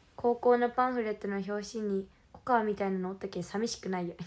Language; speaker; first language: Japanese; native; Japanese